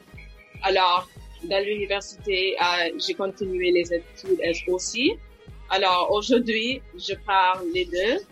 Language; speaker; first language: French; non-native, local second language; English